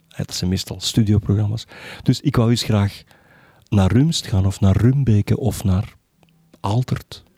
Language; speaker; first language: Dutch; native; Dutch